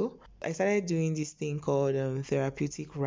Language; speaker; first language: English; non-native, local second language; Igbo